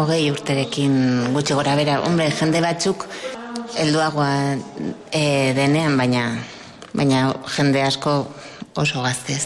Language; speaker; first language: Basque; non-native, local second language; Spanish